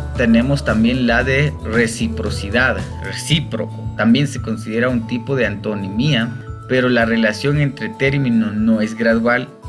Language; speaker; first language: Spanish; non-native, local second language; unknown